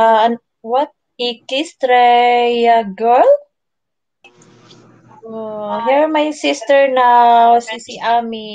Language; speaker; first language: English; non-native, learner; Filipino